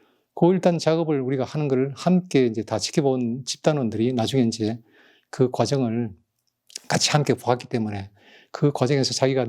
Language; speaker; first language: Korean; native; Korean